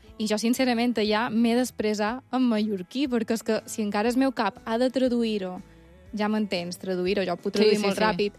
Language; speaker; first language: Catalan; native; Catalan